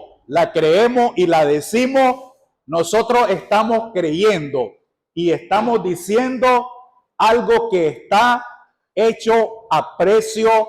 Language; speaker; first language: Spanish; native; Spanish